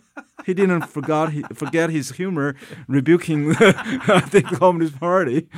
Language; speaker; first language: English; non-native, fluent; Chinese